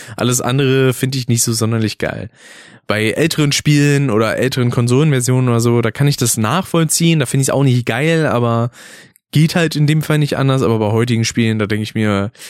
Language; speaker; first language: German; native; German